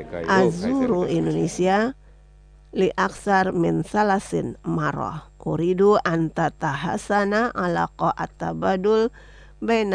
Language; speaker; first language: Arabic; non-native, fluent; Indonesian